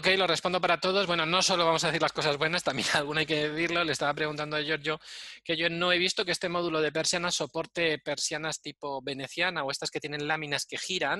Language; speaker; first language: Spanish; native; Spanish